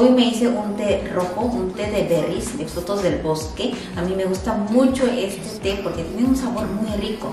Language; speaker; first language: Spanish; non-native, fluent; Korean